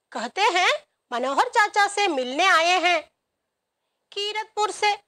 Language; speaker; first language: Hindi; non-native, local second language; Malayalam